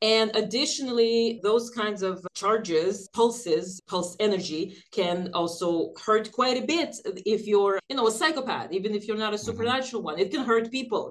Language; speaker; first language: English; early bilingual, other home language; Ukrainian